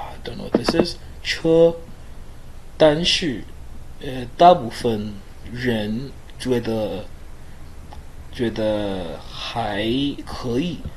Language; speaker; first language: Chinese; non-native, learner; English